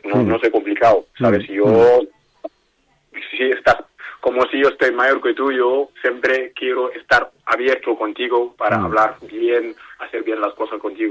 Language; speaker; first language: Spanish; non-native, learner; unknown